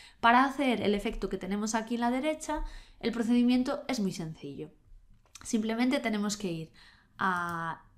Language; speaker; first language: Spanish; native; Spanish